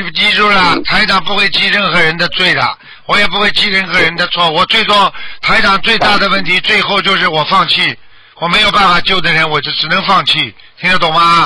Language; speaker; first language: Chinese; native; Chinese